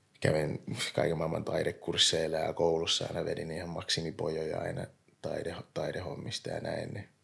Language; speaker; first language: Finnish; early bilingual, other home language; English